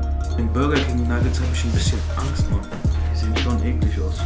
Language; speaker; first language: German; native; German